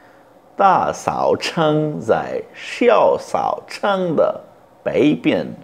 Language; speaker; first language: Chinese; non-native, fluent; Hindi